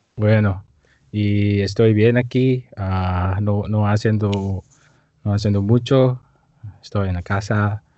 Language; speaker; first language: Spanish; non-native, learner; Indonesian